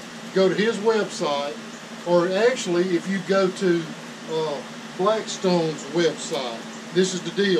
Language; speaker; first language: English; native; English